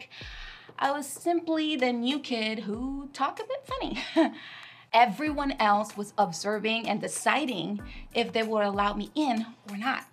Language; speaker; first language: English; non-native, fluent; Spanish